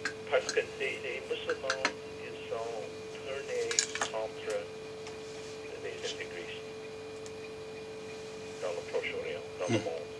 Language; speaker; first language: French; non-native, fluent; English